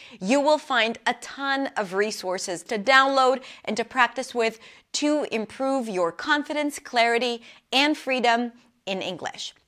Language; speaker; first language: English; non-native, fluent; Hebrew